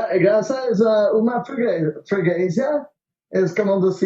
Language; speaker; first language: Portuguese; non-native, learner; Spanish